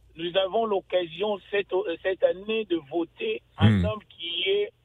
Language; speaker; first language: French; non-native, local second language; Lingala